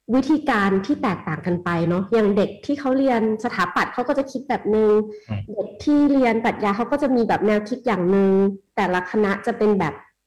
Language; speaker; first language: Thai; native; Thai